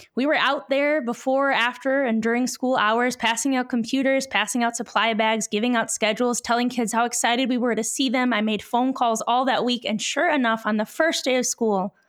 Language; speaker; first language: English; native; English